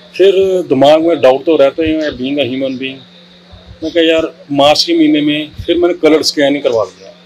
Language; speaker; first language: Hindi; native; Hindi